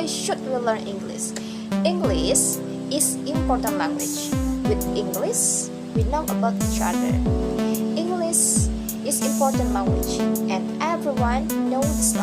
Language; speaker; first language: English; non-native, learner; Indonesian